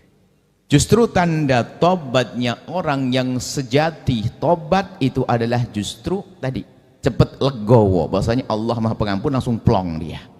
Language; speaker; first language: Indonesian; native; Indonesian